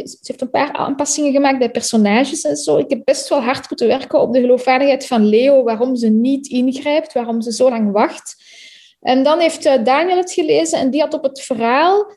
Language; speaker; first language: Dutch; native; Dutch